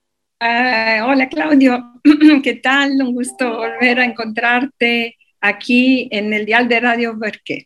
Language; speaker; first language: Spanish; non-native, fluent; Italian